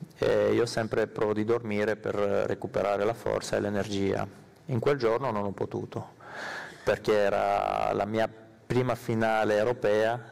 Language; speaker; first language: Italian; non-native, fluent; Armenian